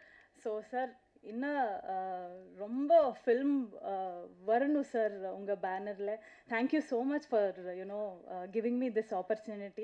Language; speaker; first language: Tamil; non-native, learner; Kannada